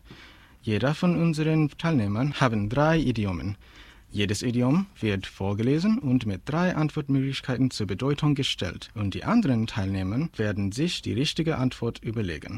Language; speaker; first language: German; non-native, fluent; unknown